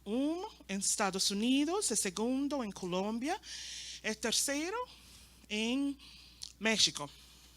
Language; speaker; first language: Portuguese; non-native, learner; Spanish